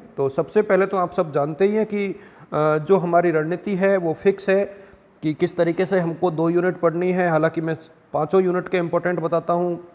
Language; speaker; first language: Hindi; native; Hindi